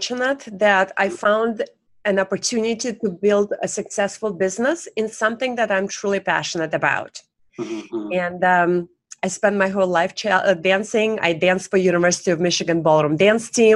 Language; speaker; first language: English; non-native, fluent; Russian